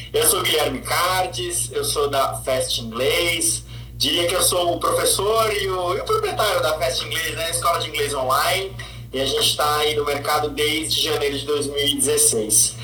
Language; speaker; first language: Portuguese; native; Portuguese